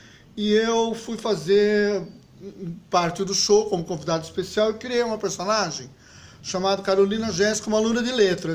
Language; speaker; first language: Portuguese; native; Portuguese